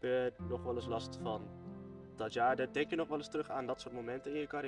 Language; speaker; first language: Dutch; native; Dutch